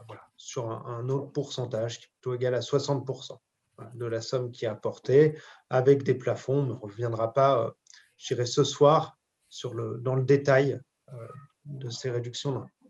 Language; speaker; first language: French; native; French